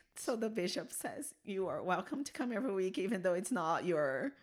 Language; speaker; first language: English; non-native, fluent; Portuguese